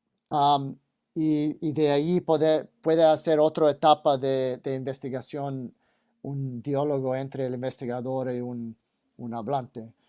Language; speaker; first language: Spanish; non-native, fluent; English